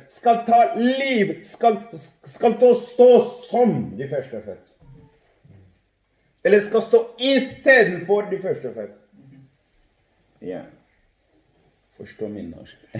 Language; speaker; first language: Norwegian; non-native, fluent; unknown